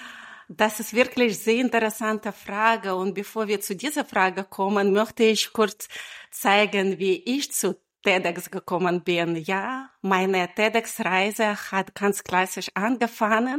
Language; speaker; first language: German; non-native, fluent; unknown